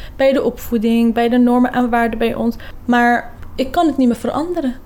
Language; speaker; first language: Dutch; early bilingual, other home language; Kurdish